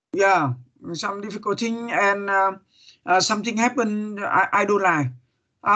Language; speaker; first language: English; non-native, learner; Vietnamese